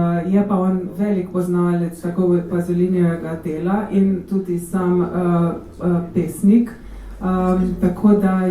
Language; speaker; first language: Slovenian; native; Slovenian